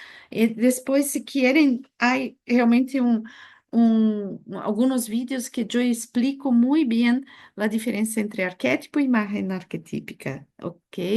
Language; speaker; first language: Spanish; non-native, fluent; Portuguese